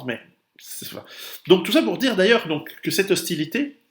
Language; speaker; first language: French; native; French